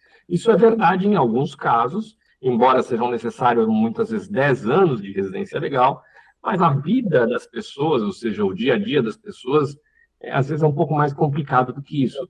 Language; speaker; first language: Portuguese; native; Portuguese